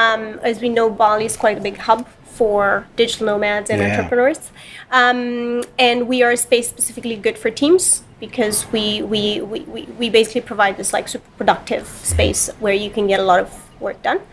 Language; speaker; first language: English; non-native, fluent; Romanian